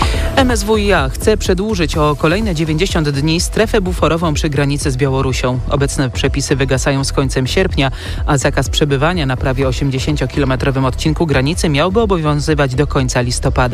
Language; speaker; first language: Polish; native; Polish